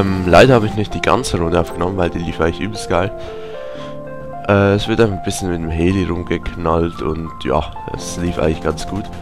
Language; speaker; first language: German; native; German